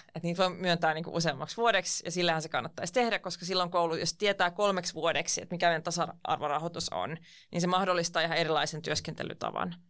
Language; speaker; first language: Finnish; non-native, local second language; Swedish